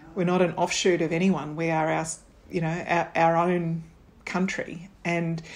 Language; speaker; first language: English; native; English